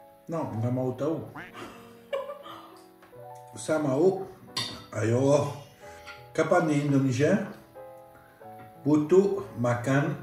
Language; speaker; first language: Indonesian; non-native, learner; French